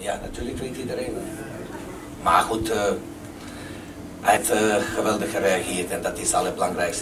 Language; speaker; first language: Dutch; non-native, fluent; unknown